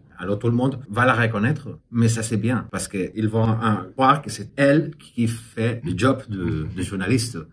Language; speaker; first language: French; non-native, fluent; Spanish